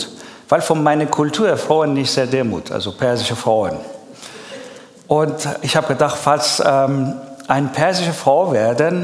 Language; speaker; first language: German; non-native, learner; Persian